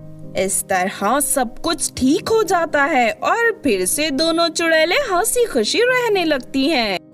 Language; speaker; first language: Hindi; native; Hindi